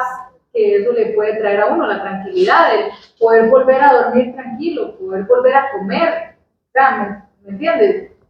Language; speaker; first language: Spanish; native; Spanish